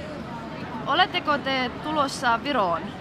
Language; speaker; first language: Finnish; non-native, learner; Estonian